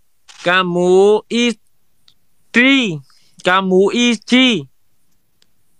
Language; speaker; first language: Indonesian; non-native, learner; Vietnamese